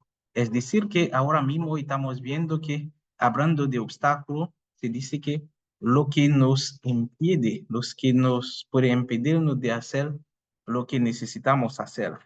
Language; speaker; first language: Spanish; non-native, fluent; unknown